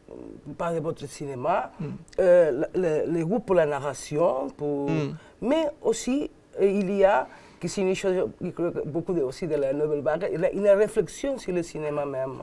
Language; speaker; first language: French; non-native, learner; Catalan